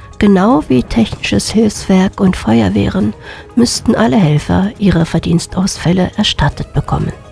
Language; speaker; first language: German; native; German